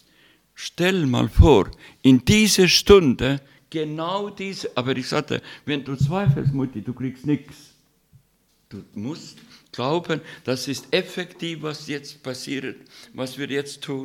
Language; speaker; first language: German; non-native, learner; Russian